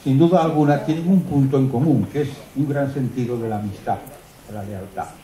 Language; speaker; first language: Spanish; non-native, local second language; Galician